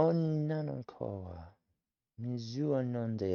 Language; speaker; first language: Japanese; non-native, learner; English